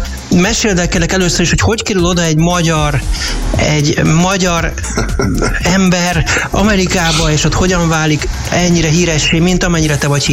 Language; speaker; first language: Hungarian; native; Hungarian